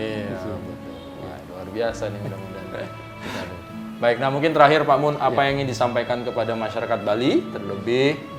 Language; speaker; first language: Indonesian; native; Indonesian